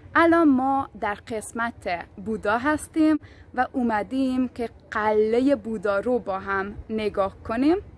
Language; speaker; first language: Persian; non-native, fluent; Hungarian